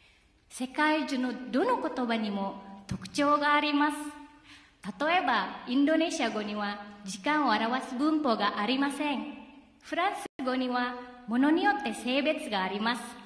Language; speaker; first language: Japanese; non-native, fluent; Indonesian